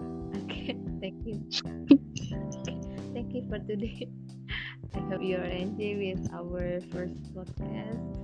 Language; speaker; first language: English; non-native, learner; Indonesian